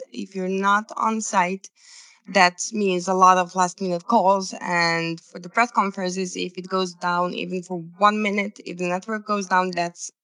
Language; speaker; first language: English; non-native, fluent; Serbian